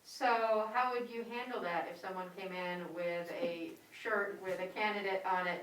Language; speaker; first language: English; native; English